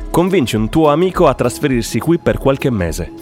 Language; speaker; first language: Italian; native; Italian